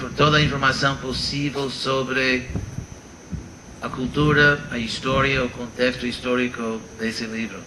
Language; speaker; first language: Portuguese; non-native, fluent; English